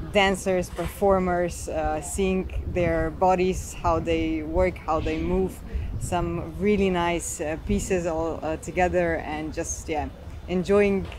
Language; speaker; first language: English; non-native, fluent; Slovenian